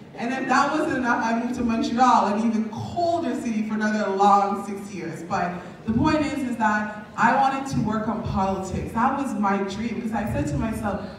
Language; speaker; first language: English; native; English